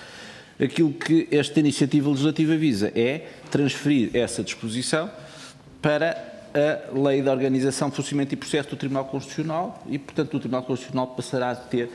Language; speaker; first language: Portuguese; native; Portuguese